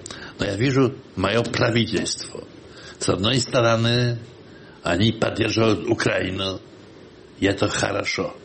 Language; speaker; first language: Russian; non-native, fluent; Polish